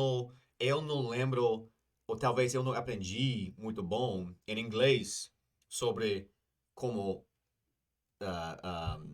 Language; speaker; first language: Portuguese; non-native, fluent; English